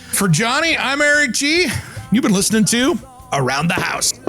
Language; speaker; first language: English; native; English